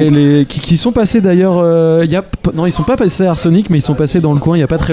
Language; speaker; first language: French; native; French